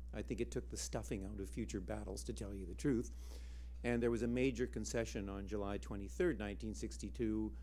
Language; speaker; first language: English; native; English